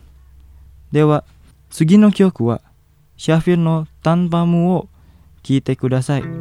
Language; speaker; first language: Japanese; non-native, fluent; Indonesian